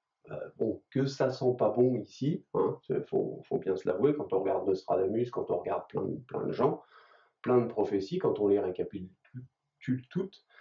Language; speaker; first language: French; native; French